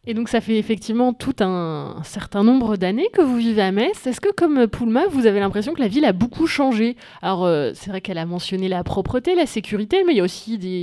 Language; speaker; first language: French; native; French